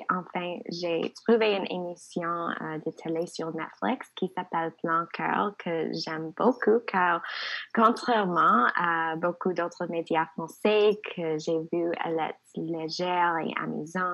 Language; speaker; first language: French; non-native, local second language; English